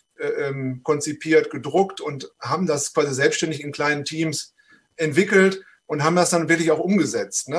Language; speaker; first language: German; native; German